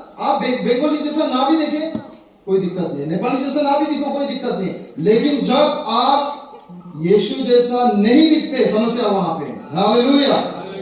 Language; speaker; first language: Hindi; non-native, local second language; Nepali